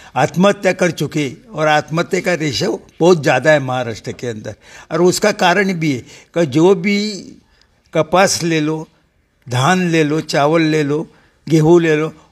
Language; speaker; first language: Hindi; non-native, local second language; Marathi